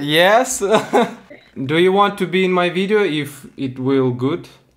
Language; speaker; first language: English; non-native, learner; Russian